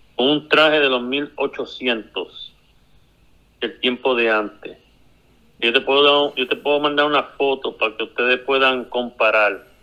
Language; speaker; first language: Spanish; early bilingual, heritage; Spanish